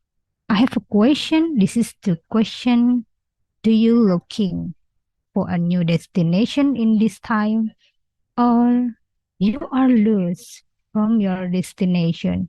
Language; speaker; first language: English; non-native, learner; Indonesian